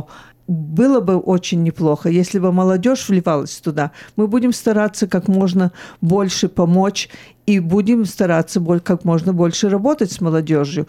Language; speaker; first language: Russian; early bilingual, heritage; Russian